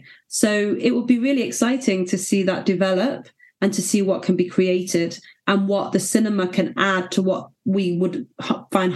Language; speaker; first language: English; native; English